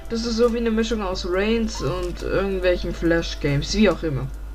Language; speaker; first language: German; native; German